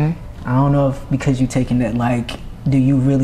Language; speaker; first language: English; native; English